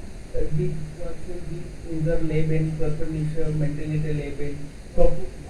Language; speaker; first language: German; non-native, learner; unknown